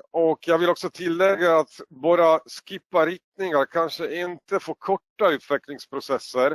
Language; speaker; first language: Swedish; non-native, fluent; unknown